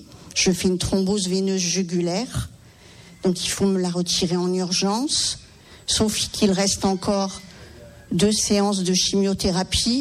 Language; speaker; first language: French; native; French